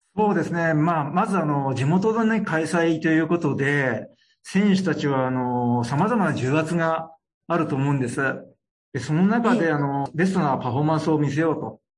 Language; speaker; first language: Japanese; native; Japanese